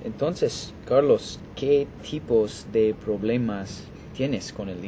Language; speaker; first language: Spanish; non-native, learner; English